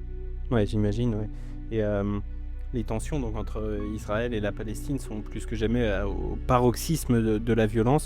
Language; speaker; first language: French; native; French